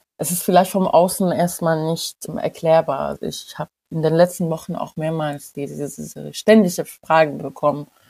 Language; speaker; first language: German; non-native, fluent; Persian